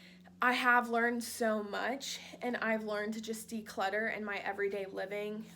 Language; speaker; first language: English; native; English